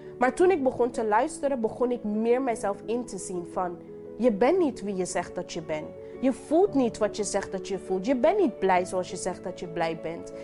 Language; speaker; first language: Dutch; non-native, local second language; English